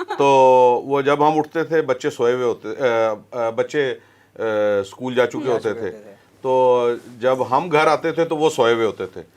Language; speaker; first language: Urdu; native; Urdu